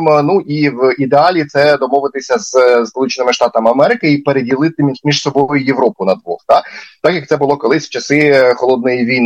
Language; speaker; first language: Ukrainian; native; Ukrainian